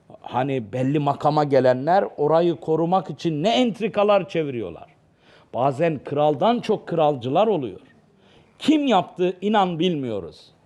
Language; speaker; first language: Turkish; native; Turkish